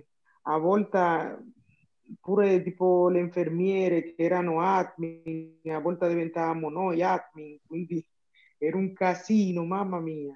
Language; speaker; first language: Italian; non-native, fluent; Spanish